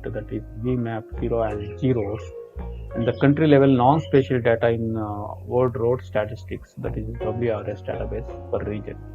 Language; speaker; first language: English; non-native, local second language; Kannada